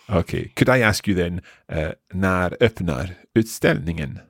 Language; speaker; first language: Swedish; non-native, learner; English